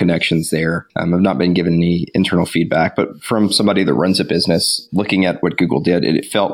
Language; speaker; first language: English; native; English